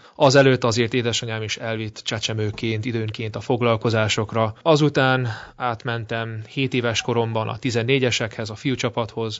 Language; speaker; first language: Hungarian; early bilingual, heritage; Hungarian